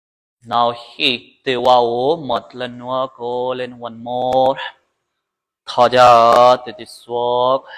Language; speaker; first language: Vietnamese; non-native, learner; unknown